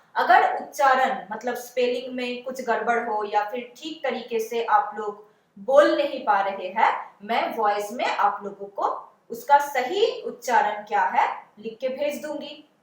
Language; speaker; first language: Hindi; non-native, local second language; Bangla